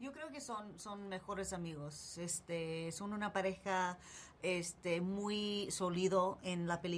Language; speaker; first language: Spanish; non-native, fluent; English